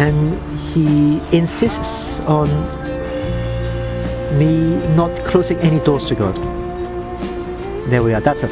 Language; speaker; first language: English; non-native, local second language; Cantonese